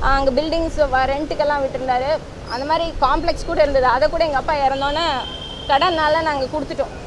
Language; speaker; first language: Tamil; native; Tamil